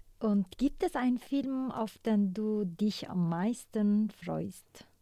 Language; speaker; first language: German; non-native, learner; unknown